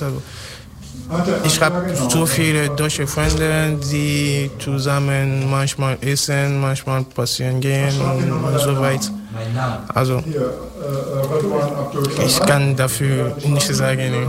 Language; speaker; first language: German; non-native, fluent; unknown